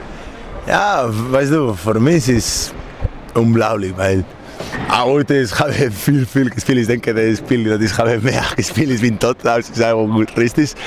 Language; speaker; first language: German; non-native, learner; Spanish